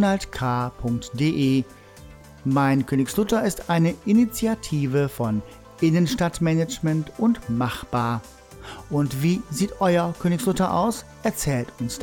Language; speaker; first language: German; native; German